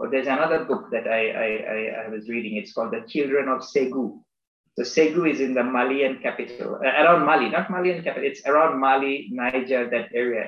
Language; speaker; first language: English; non-native, local second language; Bangla